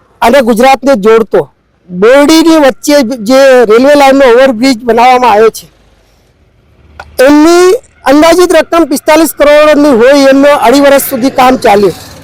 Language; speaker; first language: Gujarati; native; Gujarati